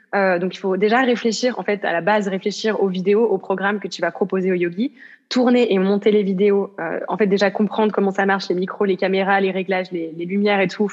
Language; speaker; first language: French; native; French